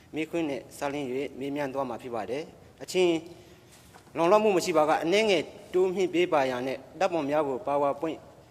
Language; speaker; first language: Burmese; non-native, local second language; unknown